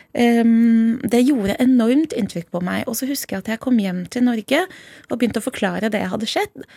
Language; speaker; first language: Norwegian; native; Norwegian